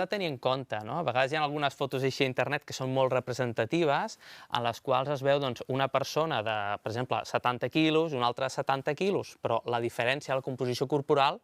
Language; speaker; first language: Catalan; native; Catalan